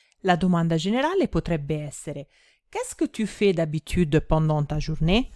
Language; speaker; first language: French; non-native, fluent; Italian